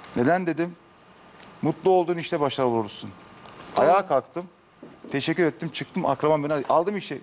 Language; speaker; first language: Turkish; early bilingual, heritage; Turkish